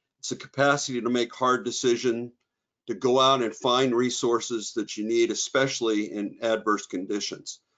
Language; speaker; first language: English; native; English